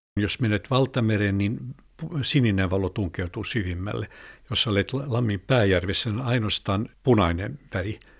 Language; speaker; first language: Finnish; non-native, local second language; Swedish